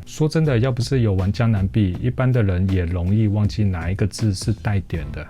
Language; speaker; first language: Chinese; native; Chinese